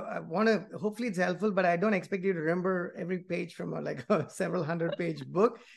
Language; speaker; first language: English; non-native, local second language; Tamil